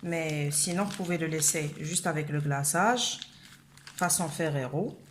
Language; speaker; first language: French; non-native, local second language; Arabic